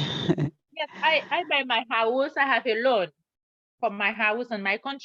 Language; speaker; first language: English; non-native, learner; Haitian Creole